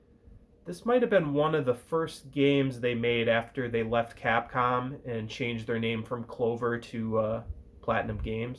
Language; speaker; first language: English; native; English